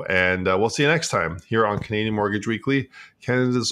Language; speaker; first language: English; native; English